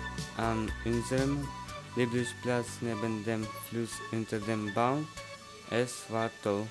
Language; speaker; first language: German; non-native, learner; French